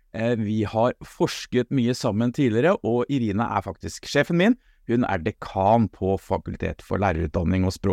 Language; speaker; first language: Norwegian; native; Norwegian